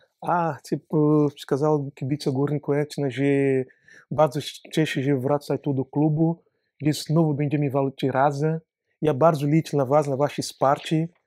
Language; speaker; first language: Polish; non-native, learner; Portuguese